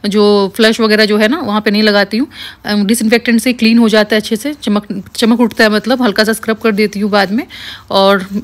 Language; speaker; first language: Hindi; native; Hindi